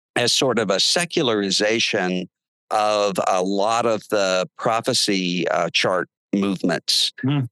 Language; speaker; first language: English; native; English